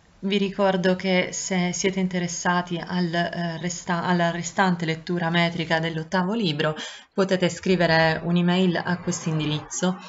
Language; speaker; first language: Italian; native; Italian